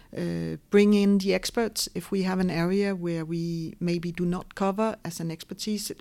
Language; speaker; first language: English; non-native, fluent; Danish